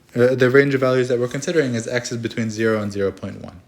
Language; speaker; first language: English; native; English